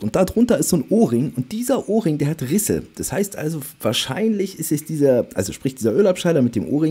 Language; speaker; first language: German; native; German